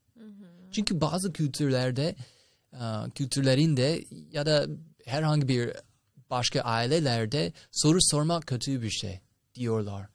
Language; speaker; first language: Turkish; non-native, fluent; English